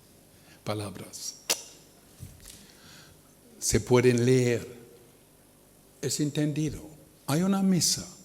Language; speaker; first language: Spanish; non-native, learner; German